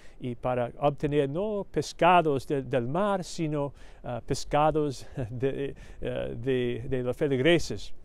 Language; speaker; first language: Spanish; non-native, learner; English